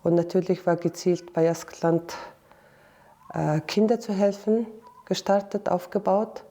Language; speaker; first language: German; non-native, fluent; Mongolian